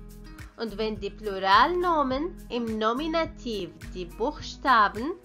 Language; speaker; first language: German; non-native, fluent; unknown